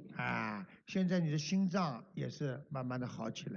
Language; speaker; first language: Chinese; native; Chinese